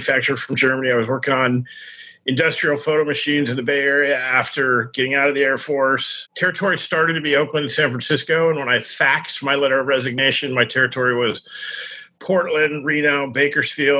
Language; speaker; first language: English; native; English